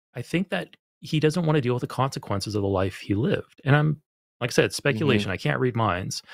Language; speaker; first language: English; native; English